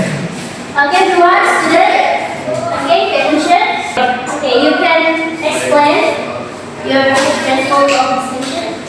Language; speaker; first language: English; non-native, learner; Indonesian